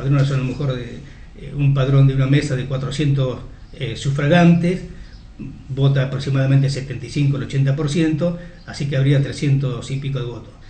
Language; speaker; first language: Spanish; native; Spanish